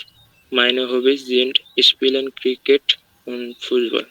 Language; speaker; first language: German; non-native, learner; Bangla